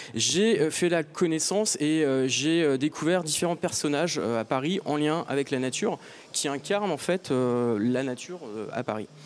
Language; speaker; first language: French; native; French